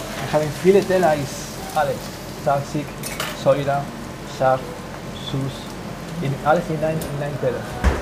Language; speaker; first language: German; non-native, learner; Spanish